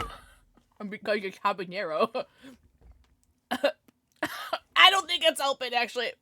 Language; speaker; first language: English; native; English